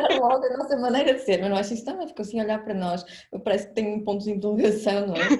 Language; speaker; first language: Portuguese; native; Portuguese